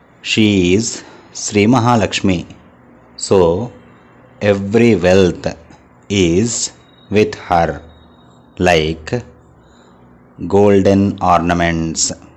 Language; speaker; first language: English; non-native, local second language; Telugu